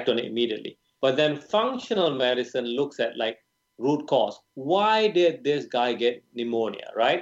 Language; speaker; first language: English; non-native, local second language; Tamil